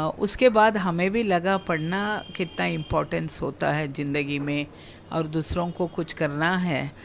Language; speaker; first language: Hindi; non-native, local second language; Kannada